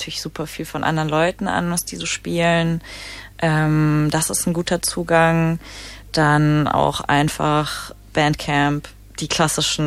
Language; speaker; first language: German; native; German